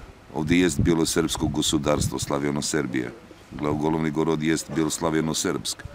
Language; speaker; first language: Russian; non-native, learner; Serbian